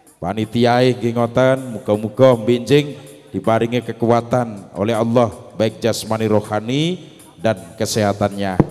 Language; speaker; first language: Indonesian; non-native, local second language; Javanese